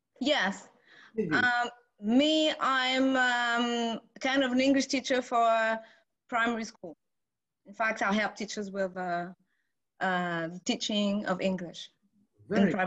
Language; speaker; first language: English; non-native, fluent; French